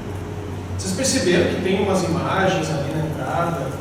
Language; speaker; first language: Portuguese; native; Portuguese